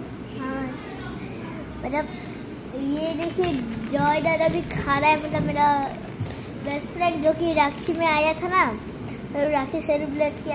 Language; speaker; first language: Hindi; non-native, local second language; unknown